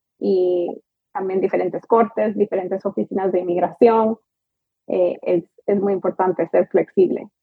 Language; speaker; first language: Spanish; early bilingual, heritage; Spanish